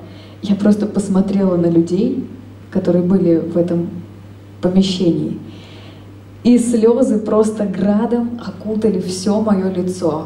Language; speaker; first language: Russian; native; Russian